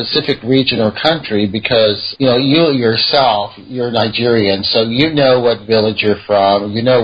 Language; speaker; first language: English; native; English